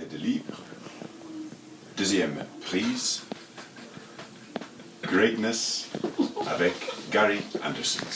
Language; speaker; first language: French; non-native, learner; English